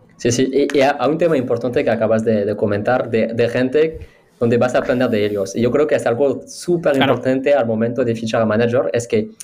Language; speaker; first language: Spanish; non-native, fluent; French